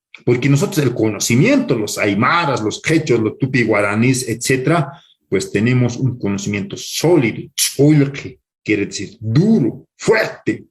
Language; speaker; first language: Spanish; non-native, local second language; Aymara